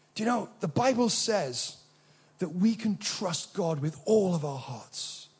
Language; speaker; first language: English; native; English